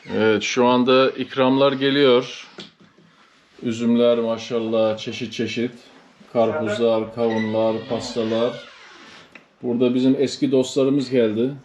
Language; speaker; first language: Turkish; native; Turkish